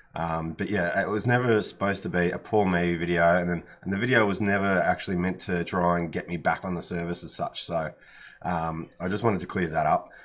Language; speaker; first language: English; native; English